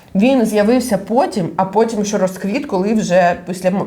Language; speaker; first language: Ukrainian; non-native, local second language; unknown